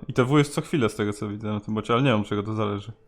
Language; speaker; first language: Polish; native; Polish